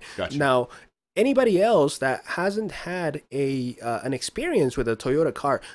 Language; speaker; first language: English; early bilingual, other home language; Spanish